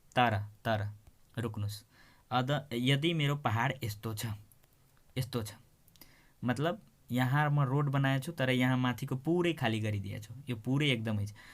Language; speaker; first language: Nepali; non-native, local second language; Maithili